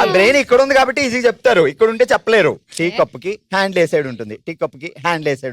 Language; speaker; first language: Telugu; native; Telugu